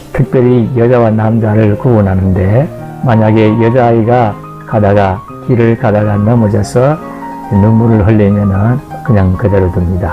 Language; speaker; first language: Korean; native; Korean